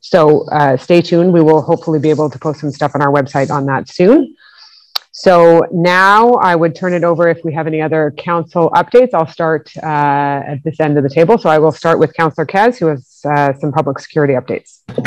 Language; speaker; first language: English; native; English